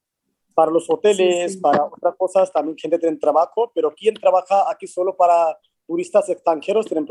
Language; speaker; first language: Spanish; non-native, fluent; Hindi